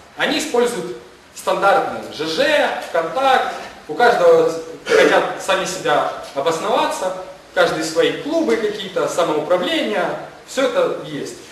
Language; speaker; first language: Russian; non-native, local second language; Ukrainian